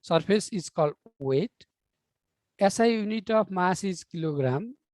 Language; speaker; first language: English; non-native, local second language; Nepali